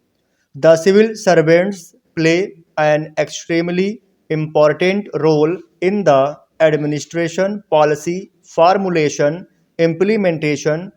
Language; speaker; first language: English; non-native, local second language; Hindi